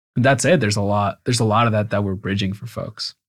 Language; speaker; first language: English; early bilingual, other home language; Spanish